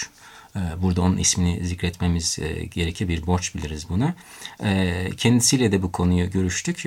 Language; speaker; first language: Turkish; native; Turkish